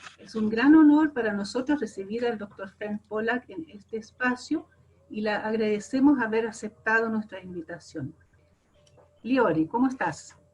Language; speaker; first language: Spanish; non-native, fluent; German